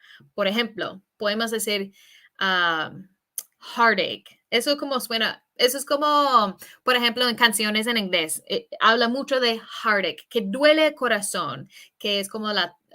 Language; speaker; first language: Spanish; non-native, fluent; English